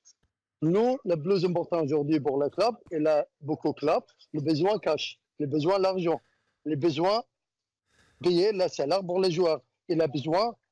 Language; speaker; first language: French; non-native, learner; Arabic